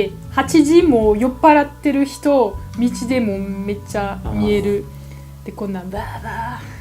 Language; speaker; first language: Japanese; non-native, learner; French